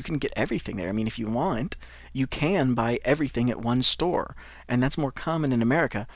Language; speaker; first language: English; native; English